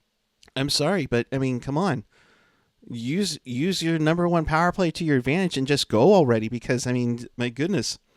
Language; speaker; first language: English; native; English